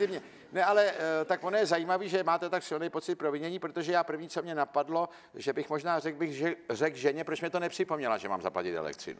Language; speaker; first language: Czech; native; Czech